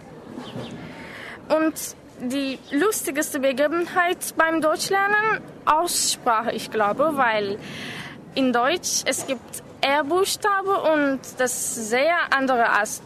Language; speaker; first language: German; non-native, learner; Turkish